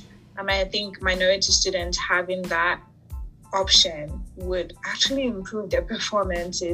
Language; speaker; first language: English; native; English